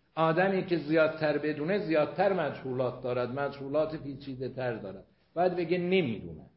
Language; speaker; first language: Persian; non-native, local second language; Azerbaijani